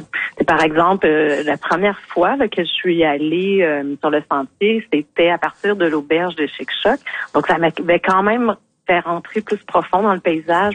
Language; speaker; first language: French; native; French